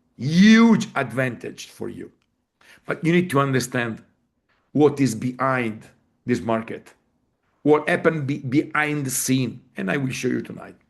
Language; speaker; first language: English; non-native, fluent; Italian